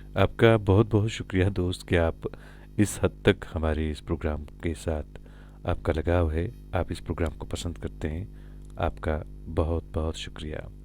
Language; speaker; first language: Hindi; non-native, local second language; Kashmiri